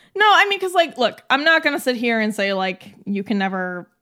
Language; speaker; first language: English; native; English